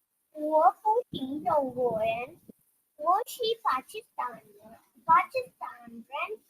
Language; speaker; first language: Chinese; non-native, learner; Urdu